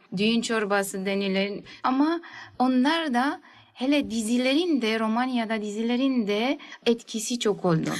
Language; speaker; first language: Turkish; early bilingual, heritage; Turkish